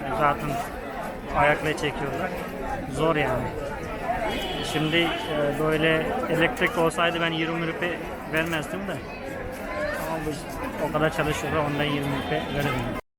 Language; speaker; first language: Turkish; non-native, fluent; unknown